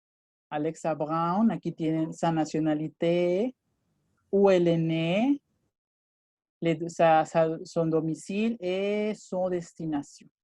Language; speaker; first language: French; non-native, fluent; Spanish